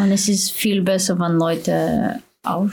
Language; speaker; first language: German; non-native, learner; Slovenian